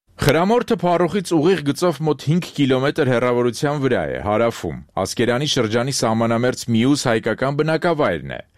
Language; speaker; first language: Armenian; native; Armenian